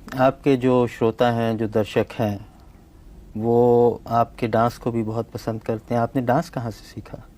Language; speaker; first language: Hindi; native; Hindi